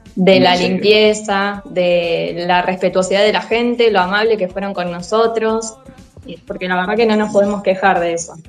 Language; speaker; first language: Spanish; native; Spanish